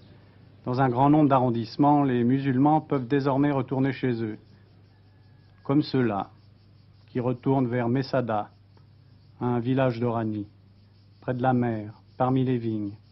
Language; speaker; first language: French; native; French